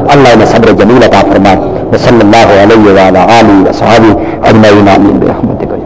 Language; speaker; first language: Urdu; non-native, local second language; Punjabi